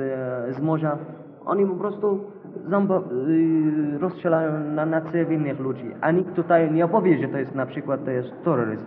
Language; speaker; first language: Polish; non-native, fluent; Arabic